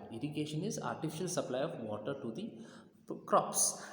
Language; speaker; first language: English; non-native, local second language; Kannada